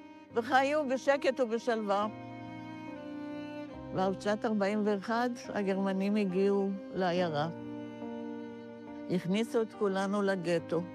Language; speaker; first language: Hebrew; non-native, fluent; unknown